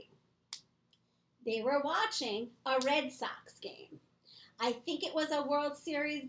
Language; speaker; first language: English; native; English